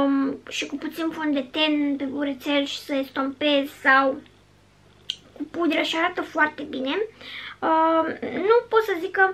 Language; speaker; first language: Romanian; native; Romanian